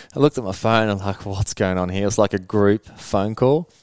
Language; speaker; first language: English; early bilingual, other home language; Swedish